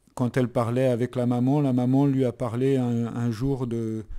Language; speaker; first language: French; native; French